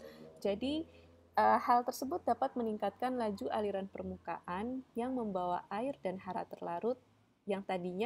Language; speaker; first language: Indonesian; native; Indonesian